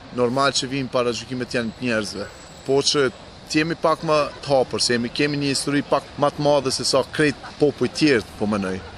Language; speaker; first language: Albanian; non-native, local second language; Romany